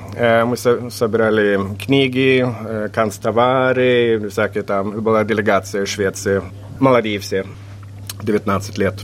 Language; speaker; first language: Russian; non-native, fluent; Swedish